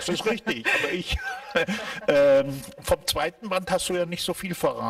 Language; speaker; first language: German; native; German